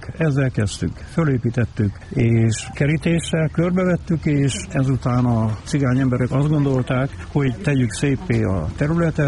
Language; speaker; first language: Hungarian; native; Hungarian